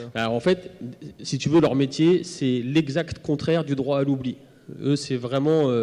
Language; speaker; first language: French; native; French